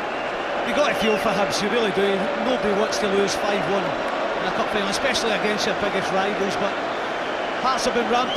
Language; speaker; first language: English; native; English